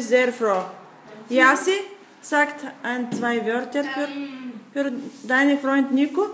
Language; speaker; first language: German; non-native, learner; Bulgarian